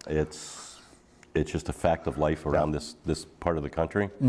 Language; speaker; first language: English; native; English